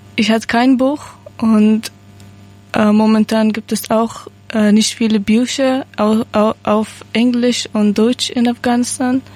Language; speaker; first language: German; non-native, learner; Persian